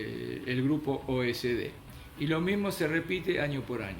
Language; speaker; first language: Spanish; native; Spanish